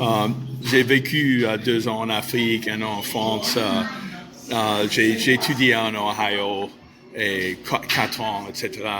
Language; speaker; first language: French; non-native, fluent; English